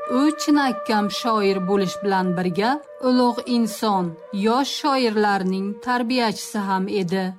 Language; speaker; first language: Uzbek; native; Uzbek